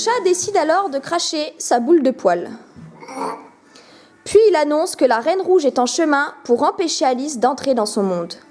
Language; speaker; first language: French; native; French